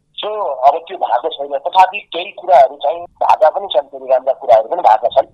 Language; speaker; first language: Nepali; non-native, local second language; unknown